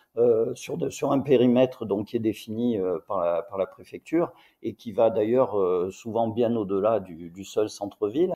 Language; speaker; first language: French; native; French